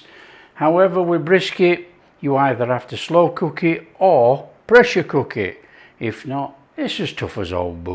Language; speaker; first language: English; native; English